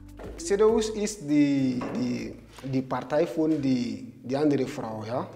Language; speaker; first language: German; non-native, learner; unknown